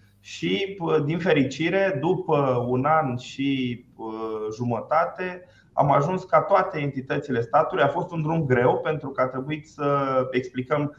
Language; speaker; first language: Romanian; native; Romanian